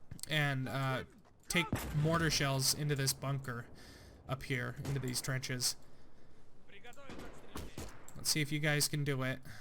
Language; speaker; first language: English; native; English